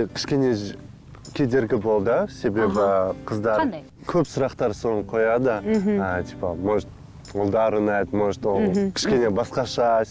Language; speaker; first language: Kazakh; non-native, local second language; Russian